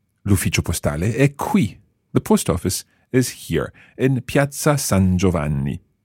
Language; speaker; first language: Italian; non-native, fluent; English